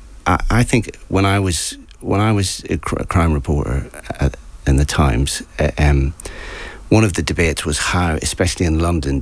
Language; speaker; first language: English; native; English